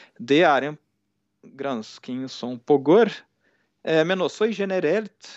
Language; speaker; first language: Norwegian; non-native, fluent; Portuguese